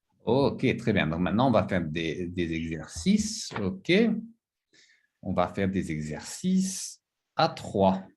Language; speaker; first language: French; non-native, fluent; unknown